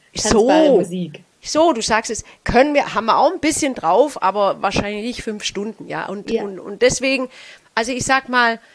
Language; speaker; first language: German; non-native, fluent; Danish